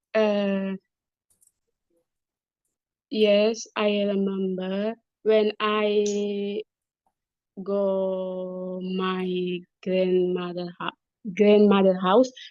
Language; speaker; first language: English; non-native, learner; Indonesian